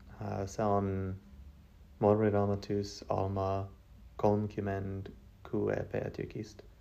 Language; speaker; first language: Estonian; non-native, learner; English